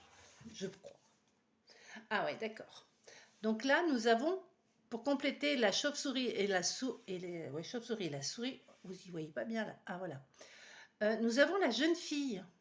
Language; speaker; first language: French; native; French